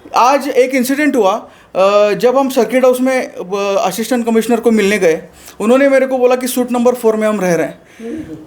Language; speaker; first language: Hindi; non-native, local second language; Marathi